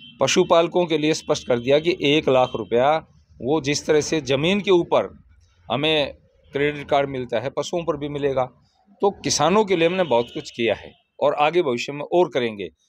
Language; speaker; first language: Hindi; native; Hindi